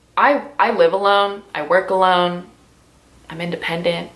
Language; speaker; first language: English; native; English